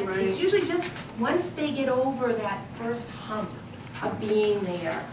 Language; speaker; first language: English; native; English